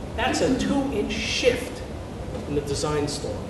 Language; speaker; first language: English; native; English